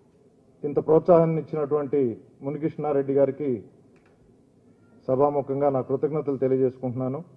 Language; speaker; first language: Telugu; native; Telugu